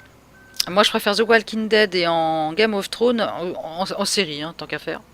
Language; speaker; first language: French; native; French